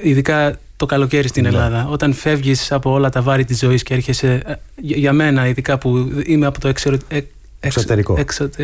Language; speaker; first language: Greek; early bilingual, heritage; Greek